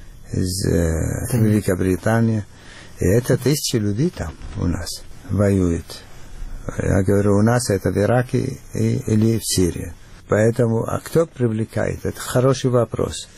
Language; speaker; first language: Russian; non-native, fluent; Arabic